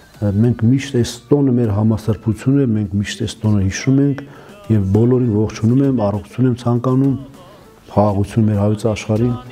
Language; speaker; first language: Armenian; non-native, local second language; Kurdish